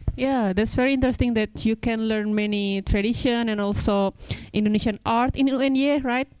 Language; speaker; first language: English; non-native, local second language; Indonesian